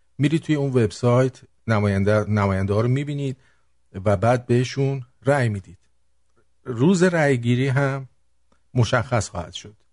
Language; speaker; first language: Persian; native; Persian